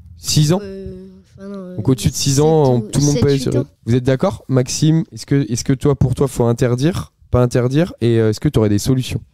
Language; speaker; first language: French; native; French